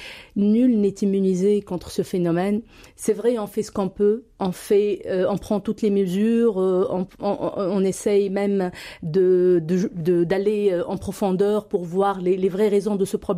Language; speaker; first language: French; non-native, local second language; Arabic